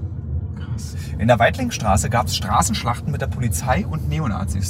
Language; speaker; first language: German; native; German